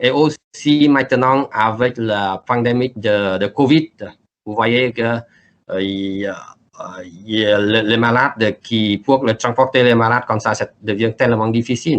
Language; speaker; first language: French; non-native, learner; Vietnamese